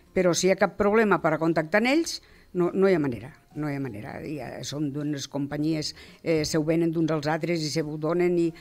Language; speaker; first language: Catalan; native; Catalan